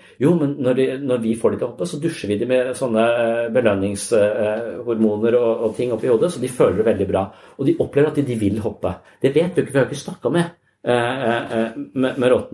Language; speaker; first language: Norwegian; native; Norwegian